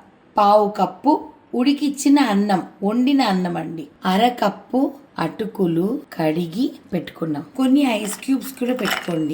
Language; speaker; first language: Telugu; native; Telugu